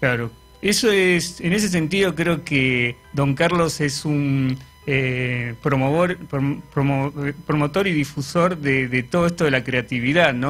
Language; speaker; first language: Spanish; native; Spanish